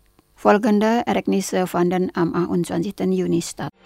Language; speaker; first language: German; non-native, fluent; Indonesian